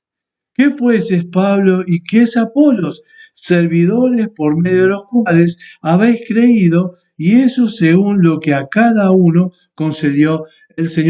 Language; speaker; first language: Spanish; native; Spanish